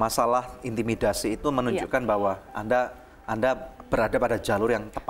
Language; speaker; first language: Indonesian; native; Indonesian